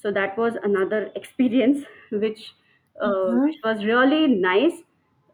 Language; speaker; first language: English; non-native, local second language; Marathi